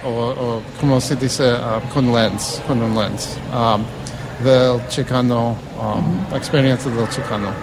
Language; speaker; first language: Spanish; early bilingual, heritage; English